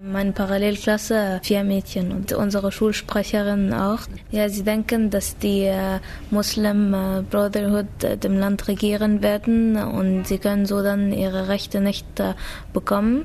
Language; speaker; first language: German; non-native, fluent; Arabic